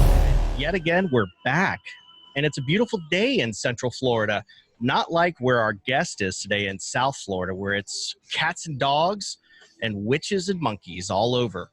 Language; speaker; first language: English; native; English